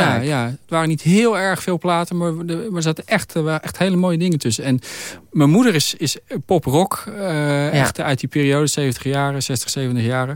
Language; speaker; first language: Dutch; native; Dutch